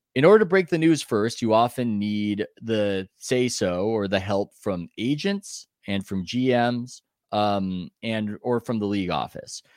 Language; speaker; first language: English; native; English